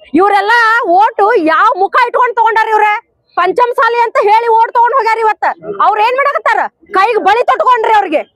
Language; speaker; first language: Kannada; native; Kannada